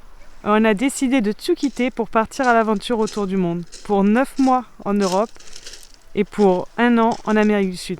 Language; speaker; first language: French; native; French